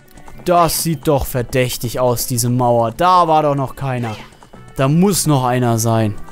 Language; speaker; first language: German; native; German